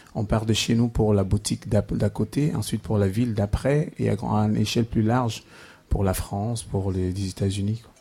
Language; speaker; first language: French; non-native, local second language; Basaa